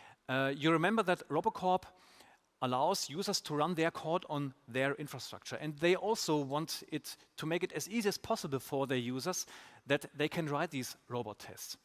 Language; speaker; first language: English; non-native, fluent; German